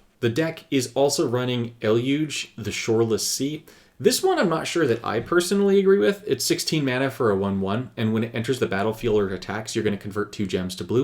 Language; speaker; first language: English; native; English